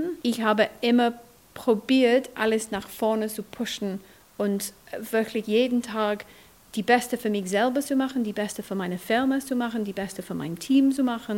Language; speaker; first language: German; non-native, fluent; English